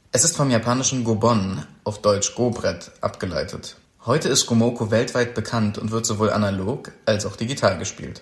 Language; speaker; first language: German; native; German